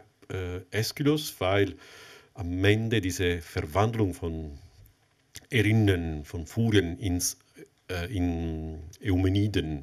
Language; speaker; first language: German; non-native, fluent; Italian